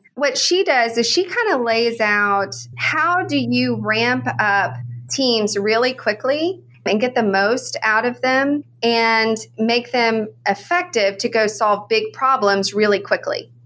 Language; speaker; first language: English; native; English